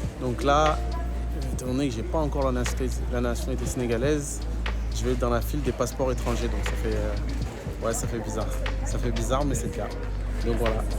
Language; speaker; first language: French; native; French